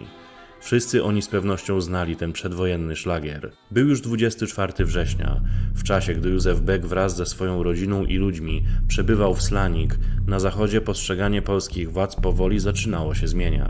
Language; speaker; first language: Polish; native; Polish